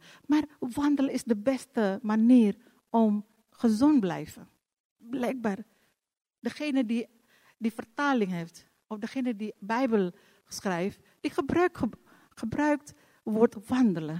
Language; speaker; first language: Dutch; non-native, fluent; Indonesian